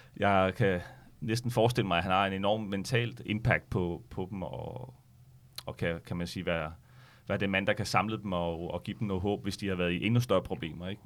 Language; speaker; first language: Danish; native; Danish